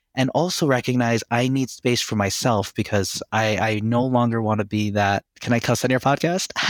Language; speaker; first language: English; early bilingual, other home language; Filipino